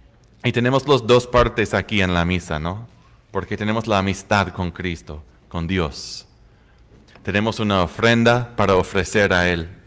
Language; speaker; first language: Spanish; non-native, fluent; English